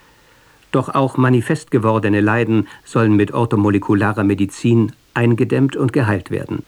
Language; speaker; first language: German; native; German